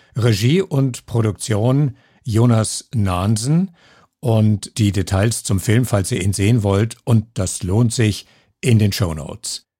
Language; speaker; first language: German; native; German